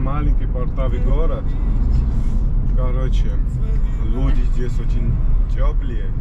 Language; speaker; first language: Russian; non-native, fluent; Georgian